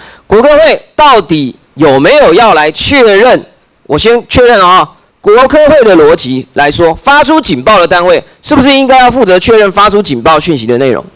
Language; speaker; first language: Chinese; native; Chinese